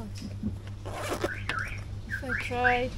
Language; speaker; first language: English; non-native, fluent; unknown